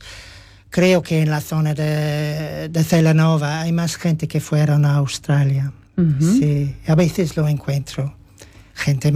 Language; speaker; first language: Spanish; non-native, fluent; English